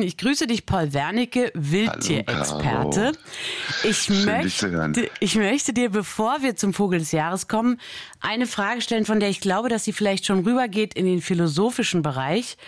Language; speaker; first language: German; native; German